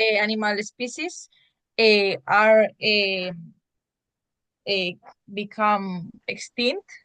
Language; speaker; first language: English; non-native, learner; Spanish